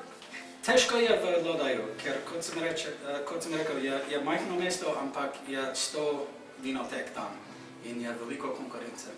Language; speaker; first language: Slovenian; non-native, fluent; English